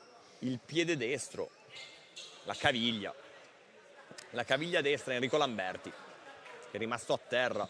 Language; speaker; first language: Italian; native; Italian